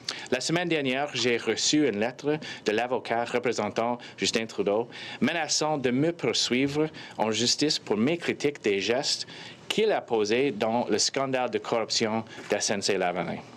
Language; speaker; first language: French; non-native, fluent; English